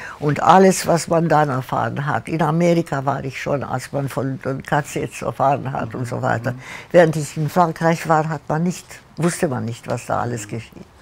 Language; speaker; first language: German; non-native, fluent; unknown